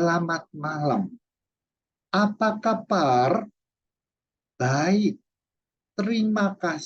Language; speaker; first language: Indonesian; non-native, fluent; Chinese